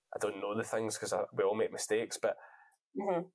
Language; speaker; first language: English; native; English